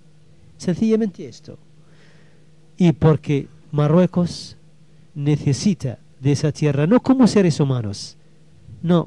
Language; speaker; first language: Spanish; non-native, local second language; Arabic